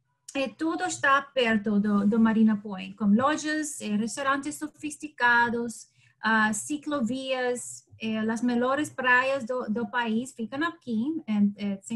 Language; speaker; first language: Portuguese; non-native, learner; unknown